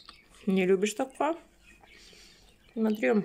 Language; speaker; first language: Russian; native; Russian